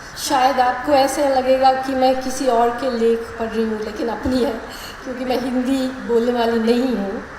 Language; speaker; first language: Hindi; non-native, local second language; English